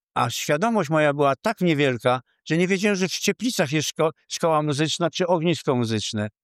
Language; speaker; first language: Polish; native; Polish